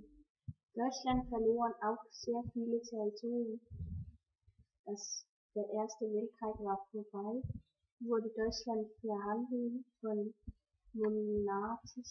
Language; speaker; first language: German; non-native, learner; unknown